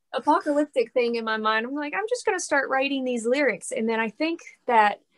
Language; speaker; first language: English; native; English